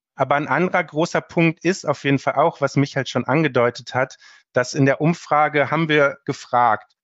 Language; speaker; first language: German; native; German